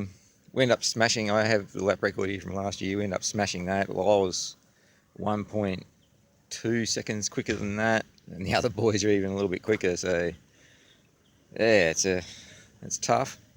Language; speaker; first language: English; native; English